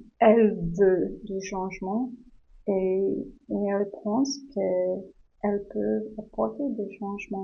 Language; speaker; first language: French; non-native, learner; English